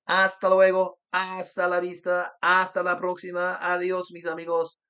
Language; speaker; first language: Spanish; non-native, learner; English